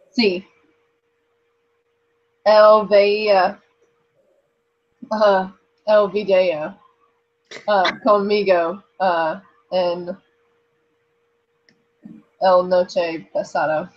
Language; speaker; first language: Spanish; non-native, learner; English